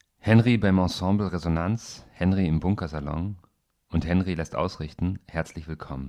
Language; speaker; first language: German; native; German